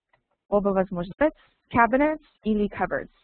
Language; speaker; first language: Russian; non-native, learner; English